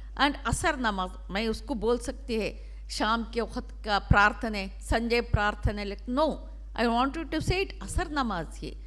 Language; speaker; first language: Hindi; non-native, local second language; Urdu